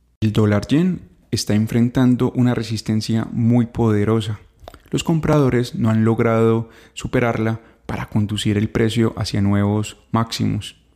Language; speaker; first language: Spanish; native; Spanish